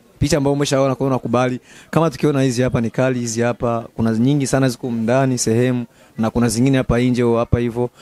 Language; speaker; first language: Swahili; non-native, local second language; Rundi